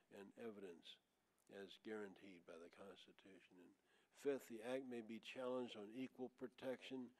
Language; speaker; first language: English; native; English